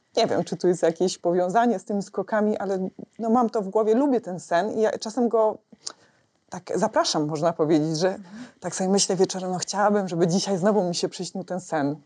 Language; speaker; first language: Polish; native; Polish